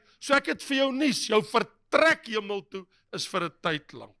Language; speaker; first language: Afrikaans; native; Afrikaans